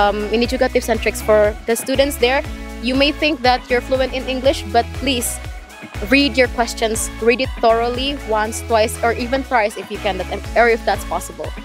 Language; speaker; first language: English; early bilingual, other home language; Indonesian